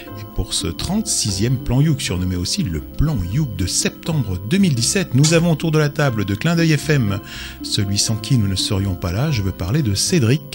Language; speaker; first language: French; native; French